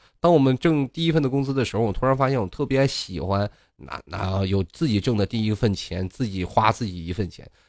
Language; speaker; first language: Chinese; native; Chinese